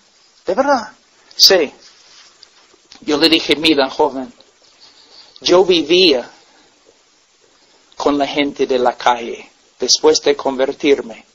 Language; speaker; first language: Spanish; non-native, fluent; English